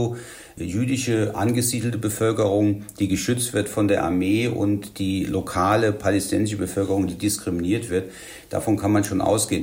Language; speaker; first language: German; native; German